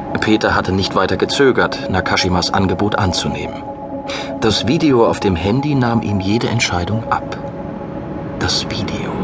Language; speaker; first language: German; native; German